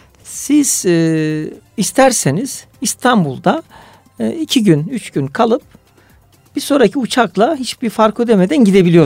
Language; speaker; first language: Turkish; native; Turkish